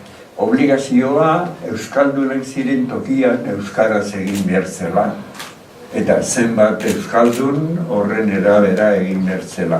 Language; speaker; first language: Basque; native; Basque